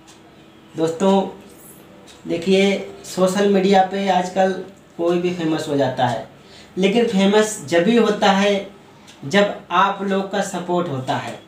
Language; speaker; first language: Hindi; native; Hindi